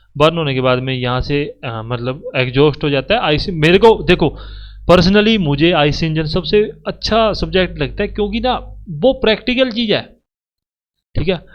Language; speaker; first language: Hindi; native; Hindi